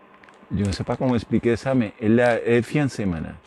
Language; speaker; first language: French; non-native, learner; Spanish